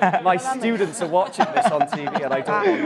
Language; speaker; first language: English; native; English